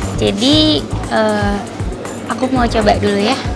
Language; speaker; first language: Indonesian; native; Indonesian